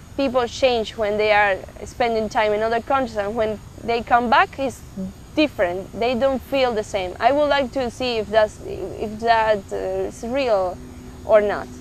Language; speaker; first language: English; non-native, fluent; Spanish